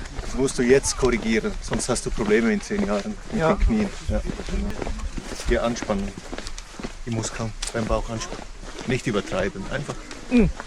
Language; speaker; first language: German; native; German